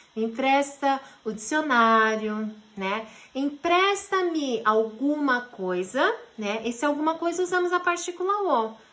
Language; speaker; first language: Portuguese; early bilingual, heritage; Japanese